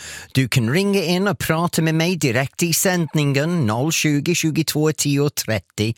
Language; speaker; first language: Swedish; non-native, fluent; English